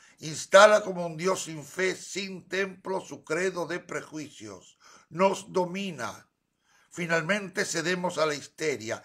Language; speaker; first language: Spanish; native; Spanish